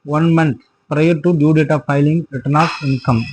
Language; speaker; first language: English; non-native, local second language; Tamil